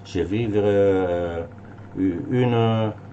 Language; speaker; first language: French; non-native, learner; German